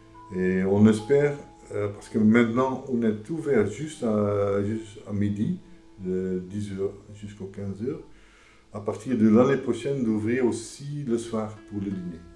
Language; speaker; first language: French; non-native, fluent; Dutch